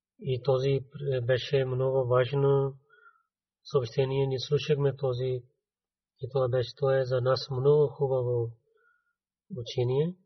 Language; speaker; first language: Bulgarian; non-native, fluent; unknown